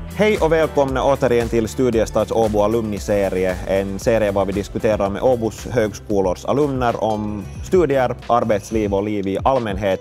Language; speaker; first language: Swedish; native; Swedish